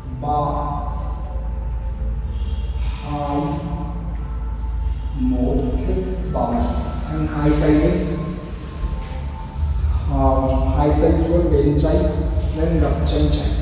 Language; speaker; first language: Vietnamese; non-native, learner; Hindi